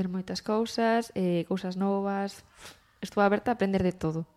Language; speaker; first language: Galician; native; Galician